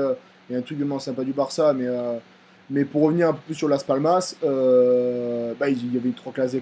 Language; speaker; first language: French; native; French